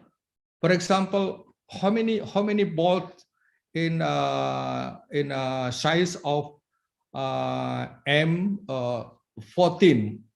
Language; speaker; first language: English; non-native, learner; Indonesian